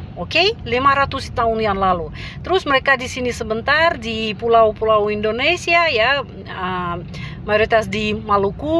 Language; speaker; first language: Indonesian; non-native, fluent; Russian